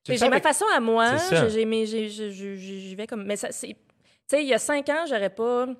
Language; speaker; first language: French; native; French